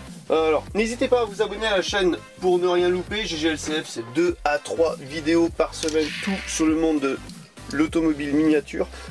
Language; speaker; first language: French; native; French